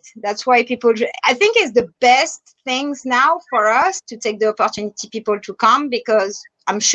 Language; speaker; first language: English; non-native, fluent; French